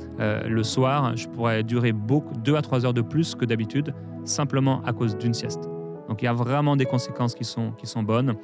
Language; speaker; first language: French; native; French